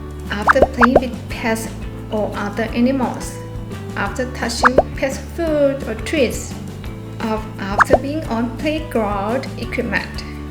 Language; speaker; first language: English; non-native, fluent; Thai